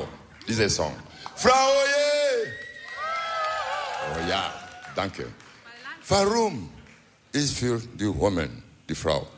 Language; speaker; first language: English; non-native, learner; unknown